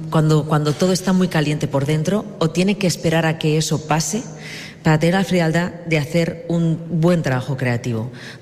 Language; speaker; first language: Spanish; native; Spanish